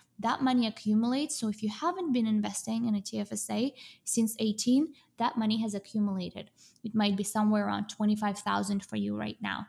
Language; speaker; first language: English; non-native, fluent; Russian